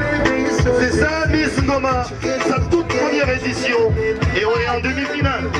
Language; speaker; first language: French; non-native, local second language; Rundi